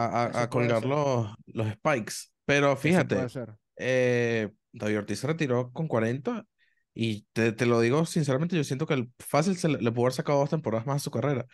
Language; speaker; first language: Spanish; native; Spanish